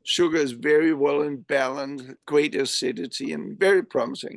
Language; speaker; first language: English; non-native, fluent; Danish